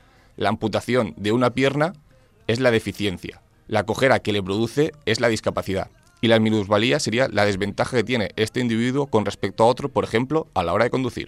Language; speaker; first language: Spanish; native; Spanish